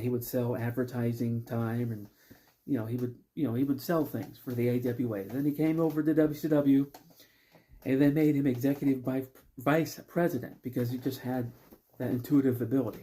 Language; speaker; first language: English; native; English